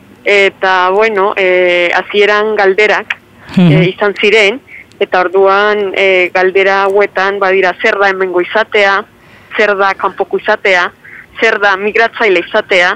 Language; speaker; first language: Basque; non-native, fluent; Spanish